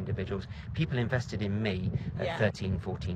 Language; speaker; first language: English; native; English